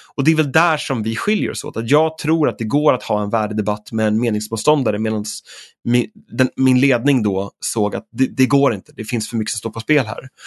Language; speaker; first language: Swedish; native; Swedish